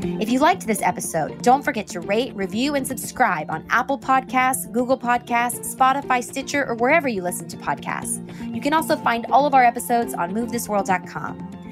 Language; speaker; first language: English; native; English